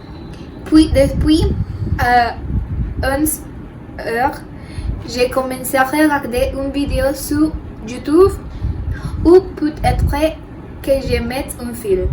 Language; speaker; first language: French; non-native, learner; Spanish